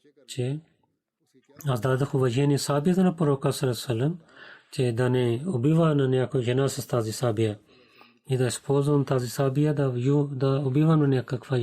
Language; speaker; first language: Bulgarian; non-native, learner; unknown